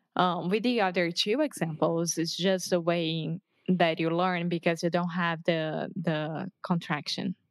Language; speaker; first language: English; non-native, fluent; Portuguese